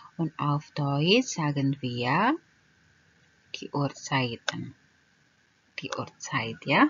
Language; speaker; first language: German; non-native, fluent; Indonesian